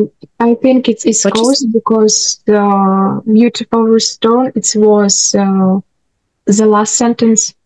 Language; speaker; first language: English; non-native, learner; Russian